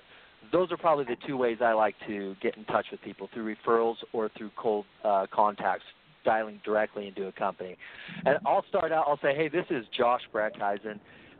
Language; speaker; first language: English; native; English